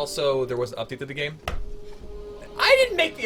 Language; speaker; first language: English; native; English